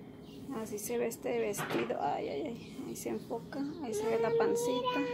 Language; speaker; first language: Spanish; early bilingual, heritage; Spanish